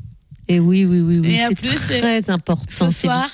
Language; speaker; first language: French; native; French